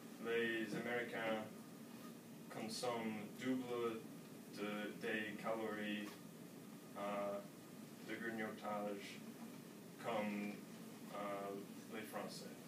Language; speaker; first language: French; non-native, learner; English